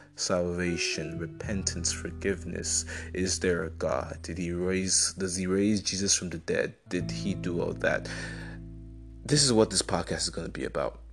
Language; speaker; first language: English; non-native, local second language; Igbo